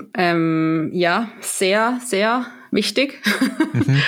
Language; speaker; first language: German; non-native, fluent; Spanish